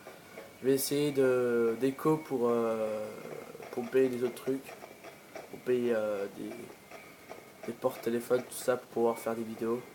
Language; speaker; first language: French; native; French